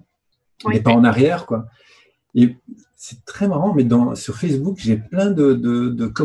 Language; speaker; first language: French; native; French